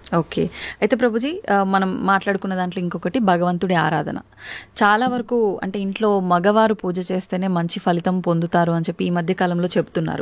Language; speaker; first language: Telugu; native; Telugu